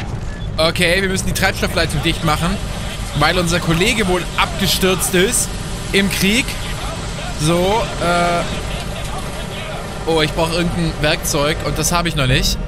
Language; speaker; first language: German; native; German